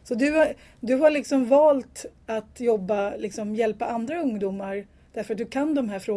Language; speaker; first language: Swedish; native; Swedish